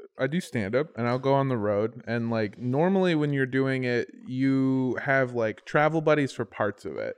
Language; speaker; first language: English; native; English